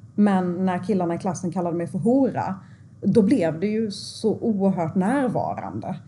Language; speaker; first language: Swedish; early bilingual, other home language; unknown